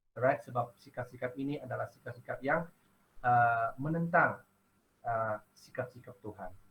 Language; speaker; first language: Malay; non-native, local second language; Iban